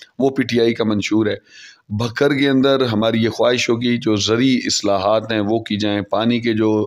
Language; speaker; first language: Urdu; non-native, local second language; Saraiki